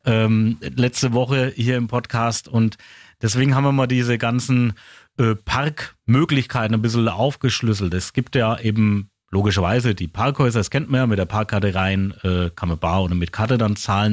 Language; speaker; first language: German; native; German